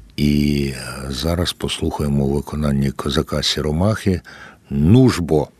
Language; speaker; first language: Ukrainian; native; Ukrainian